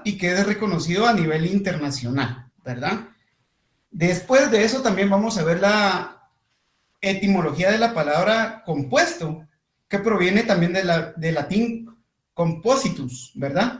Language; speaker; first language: Spanish; native; Spanish